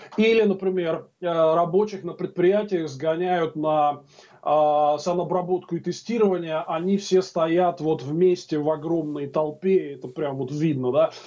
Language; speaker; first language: Russian; native; Russian